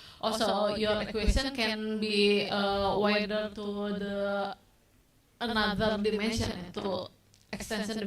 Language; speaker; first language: English; non-native, learner; Indonesian